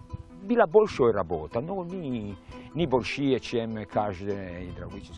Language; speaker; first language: Russian; non-native, learner; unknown